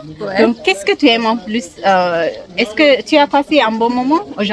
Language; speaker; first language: French; non-native, learner; Amharic